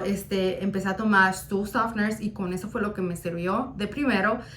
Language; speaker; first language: Spanish; early bilingual, heritage; Spanish